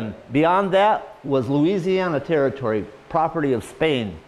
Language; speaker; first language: English; native; English